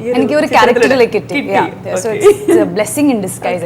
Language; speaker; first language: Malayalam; non-native, learner; Kannada